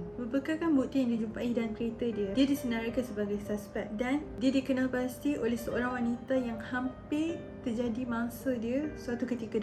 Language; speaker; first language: Malay; native; Malay